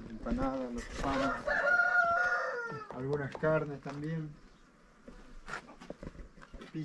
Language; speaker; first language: Spanish; native; Spanish